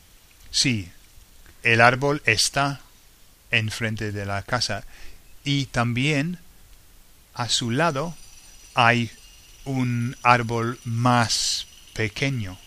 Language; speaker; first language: Spanish; non-native, fluent; English